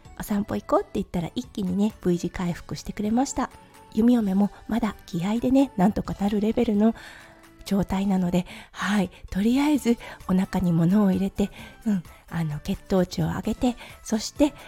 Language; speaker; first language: Japanese; native; Japanese